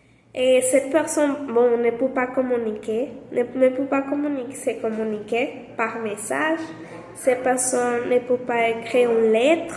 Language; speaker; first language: French; non-native, learner; Spanish